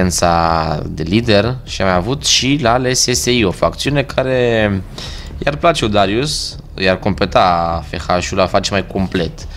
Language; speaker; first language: Romanian; native; Romanian